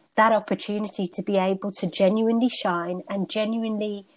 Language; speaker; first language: English; native; English